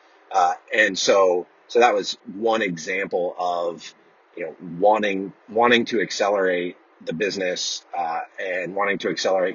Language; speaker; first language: English; native; English